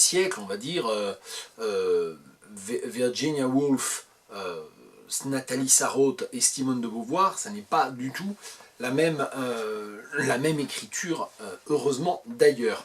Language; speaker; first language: French; native; French